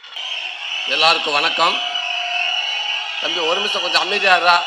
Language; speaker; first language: Tamil; native; Tamil